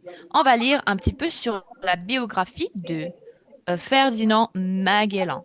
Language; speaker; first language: French; non-native, fluent; Russian